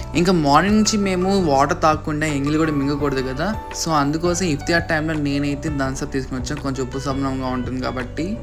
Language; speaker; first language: Telugu; non-native, local second language; Urdu